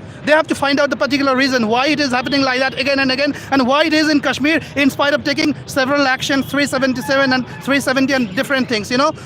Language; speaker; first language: English; non-native, local second language; Bangla